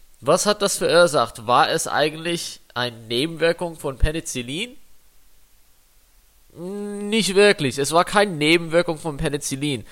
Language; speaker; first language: German; non-native, fluent; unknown